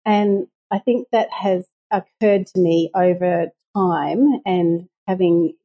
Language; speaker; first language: English; native; English